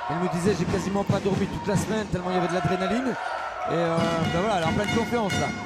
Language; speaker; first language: French; native; French